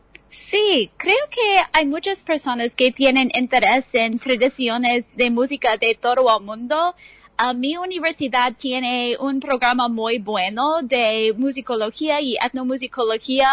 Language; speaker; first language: Spanish; non-native, fluent; English